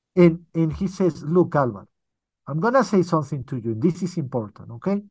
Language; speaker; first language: English; early bilingual, other home language; Spanish